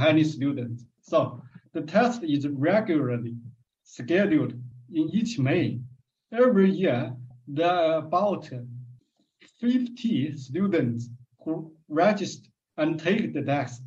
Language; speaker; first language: English; non-native, fluent; Chinese